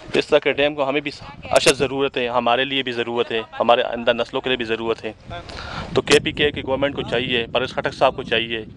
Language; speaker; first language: Urdu; non-native, local second language; Pashto